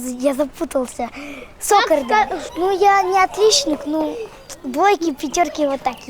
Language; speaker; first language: Russian; non-native, local second language; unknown